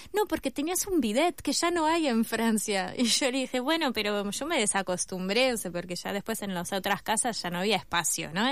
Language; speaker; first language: Spanish; native; Spanish